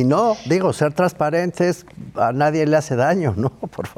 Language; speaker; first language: Spanish; native; Spanish